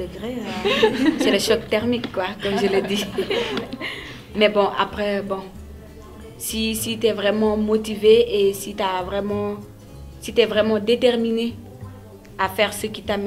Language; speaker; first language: French; non-native, local second language; Wolof